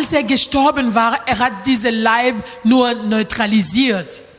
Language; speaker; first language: German; non-native, learner; French